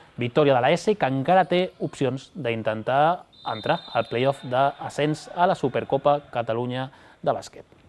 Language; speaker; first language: Catalan; native; Catalan